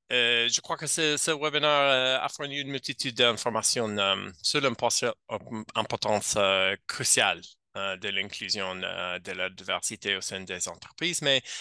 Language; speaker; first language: French; non-native, fluent; English